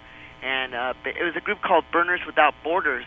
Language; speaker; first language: English; non-native, fluent; Spanish